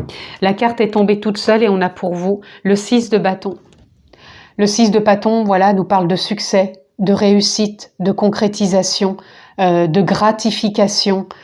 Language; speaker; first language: French; native; French